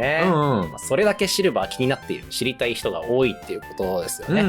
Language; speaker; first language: Japanese; native; Japanese